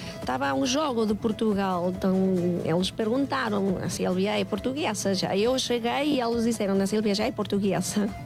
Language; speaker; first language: Portuguese; non-native, fluent; Spanish